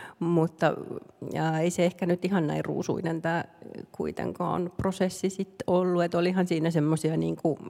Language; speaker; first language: Finnish; native; Finnish